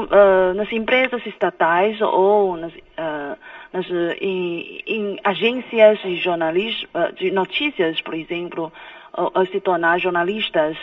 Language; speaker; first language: Portuguese; non-native, fluent; Chinese